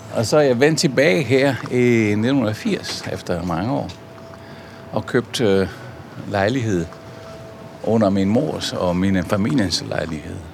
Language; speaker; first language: Danish; non-native, fluent; Italian